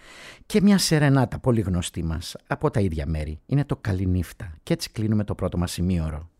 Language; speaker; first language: Greek; native; Greek